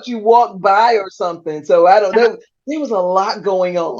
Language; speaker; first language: English; native; English